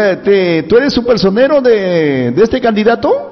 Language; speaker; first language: Spanish; native; Spanish